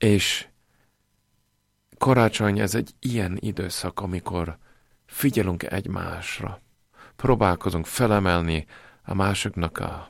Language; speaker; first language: Hungarian; non-native, fluent; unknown